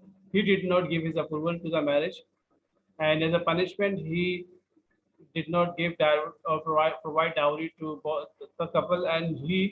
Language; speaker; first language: English; non-native, local second language; Urdu